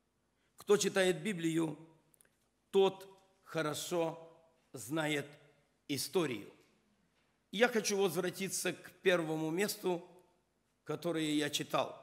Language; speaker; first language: Russian; non-native, local second language; Ukrainian